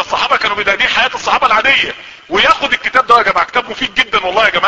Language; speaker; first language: Arabic; native; Arabic